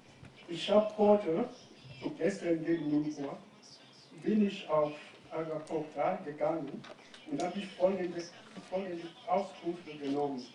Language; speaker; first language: German; non-native, fluent; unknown